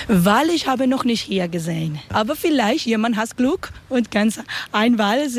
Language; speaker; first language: German; non-native, learner; Spanish